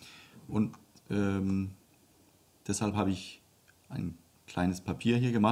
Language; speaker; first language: German; non-native, fluent; Danish